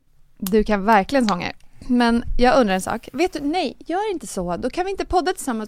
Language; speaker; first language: Swedish; native; Swedish